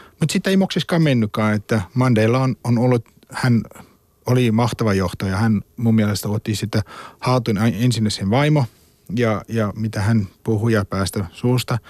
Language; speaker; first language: Finnish; non-native, fluent; Afrikaans